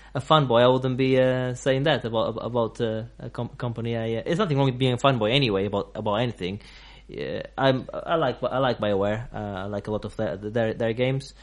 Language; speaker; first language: English; non-native, fluent; Portuguese